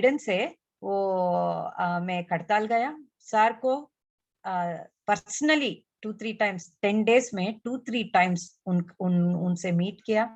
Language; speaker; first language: Hindi; non-native, local second language; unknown